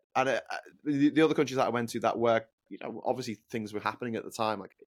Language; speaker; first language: English; native; English